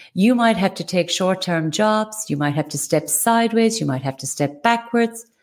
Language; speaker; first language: English; native; English